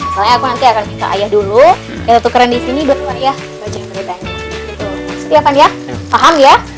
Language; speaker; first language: Indonesian; native; Indonesian